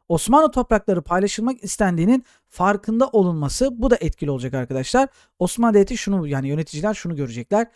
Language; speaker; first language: Turkish; native; Turkish